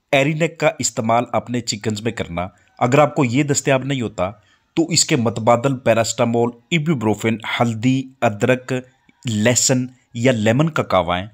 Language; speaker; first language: Urdu; non-native, local second language; Punjabi